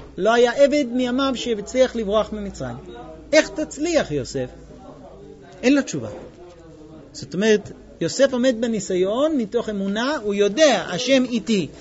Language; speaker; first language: Hebrew; non-native, fluent; English